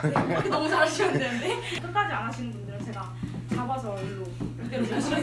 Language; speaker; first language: Korean; native; Korean